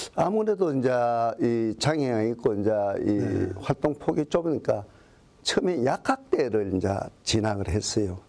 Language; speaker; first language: Korean; native; Korean